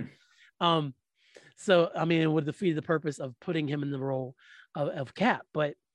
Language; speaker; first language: English; native; English